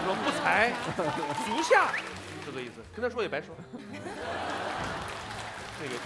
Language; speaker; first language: Chinese; native; Chinese